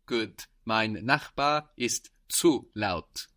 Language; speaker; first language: German; non-native, fluent; English